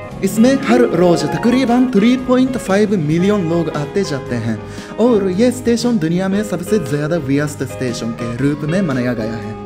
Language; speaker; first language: Hindi; non-native, fluent; Japanese